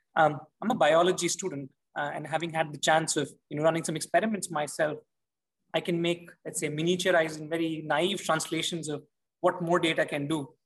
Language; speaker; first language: English; non-native, local second language; Hindi